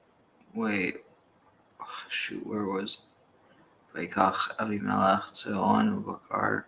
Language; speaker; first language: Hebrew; non-native, learner; English